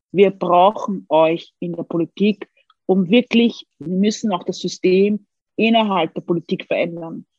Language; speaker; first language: German; early bilingual, other home language; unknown